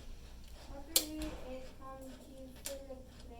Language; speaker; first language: French; non-native, learner; English